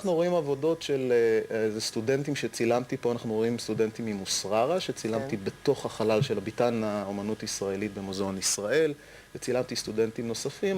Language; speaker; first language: Hebrew; native; Hebrew